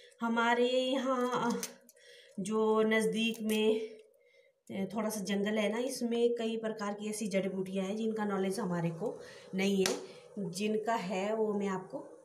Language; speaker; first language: Hindi; native; Hindi